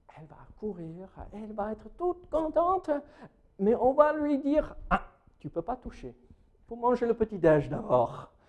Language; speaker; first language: French; non-native, fluent; English